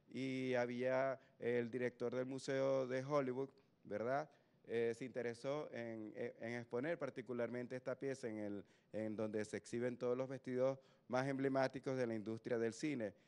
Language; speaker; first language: Spanish; native; Spanish